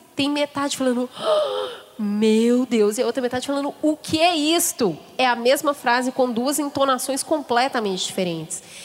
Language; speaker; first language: Portuguese; native; Portuguese